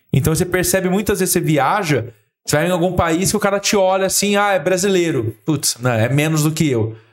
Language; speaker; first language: Portuguese; native; Portuguese